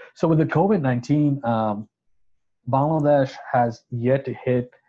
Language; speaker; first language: English; non-native, local second language; Bangla